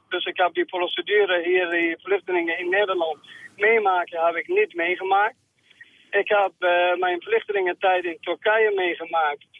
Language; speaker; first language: Dutch; non-native, fluent; Persian